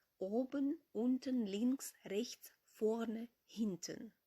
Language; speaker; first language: German; non-native, fluent; Ukrainian